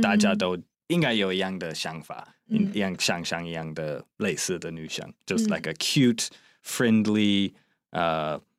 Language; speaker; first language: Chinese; non-native, fluent; English